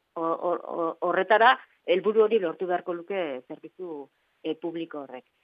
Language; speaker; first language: Basque; native; Basque